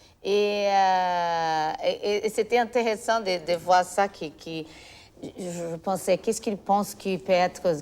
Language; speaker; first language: French; non-native, fluent; Portuguese